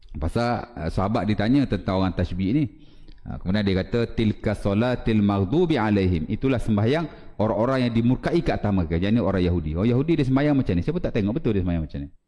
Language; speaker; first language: Malay; native; Malay